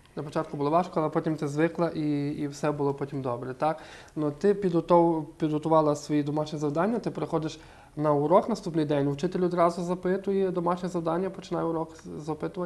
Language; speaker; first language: Ukrainian; native; Ukrainian